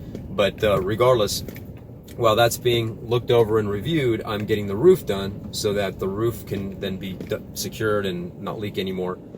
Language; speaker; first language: English; native; English